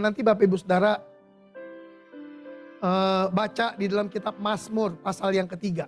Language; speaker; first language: Indonesian; native; Indonesian